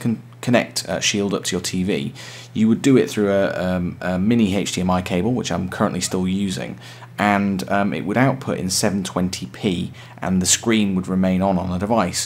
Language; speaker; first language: English; native; English